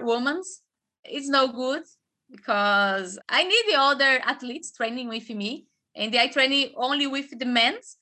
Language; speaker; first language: English; non-native, learner; Portuguese